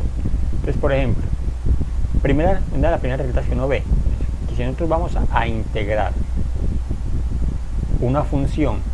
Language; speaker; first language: Spanish; native; Spanish